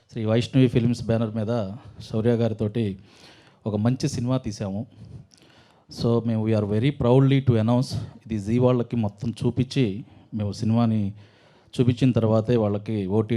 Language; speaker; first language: Telugu; native; Telugu